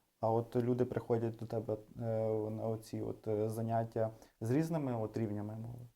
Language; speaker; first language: Ukrainian; native; Ukrainian